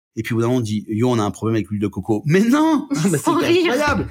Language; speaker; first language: French; native; French